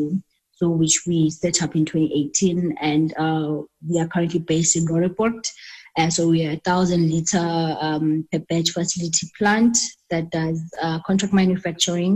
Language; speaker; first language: English; non-native, local second language; Xhosa